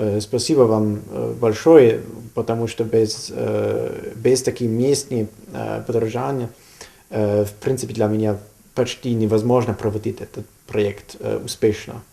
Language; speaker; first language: Russian; non-native, learner; German